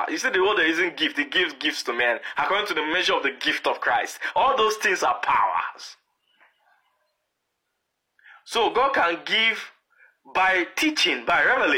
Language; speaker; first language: English; non-native, local second language; Yoruba